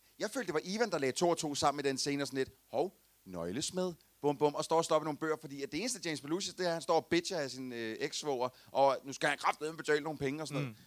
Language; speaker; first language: Danish; native; Danish